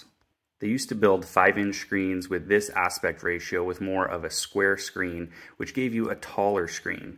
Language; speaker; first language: English; native; English